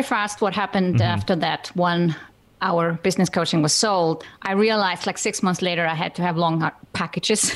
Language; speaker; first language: English; non-native, fluent; Icelandic